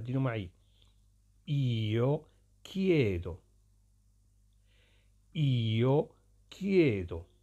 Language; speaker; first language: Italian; non-native, fluent; Arabic